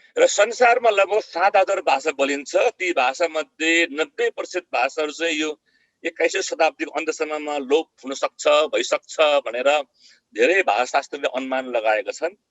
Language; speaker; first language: Nepali; non-native, local second language; Eastern Tamang